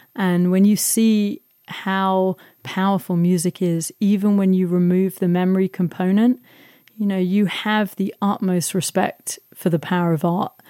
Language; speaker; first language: English; native; English